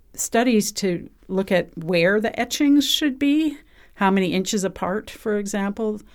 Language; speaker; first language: English; native; English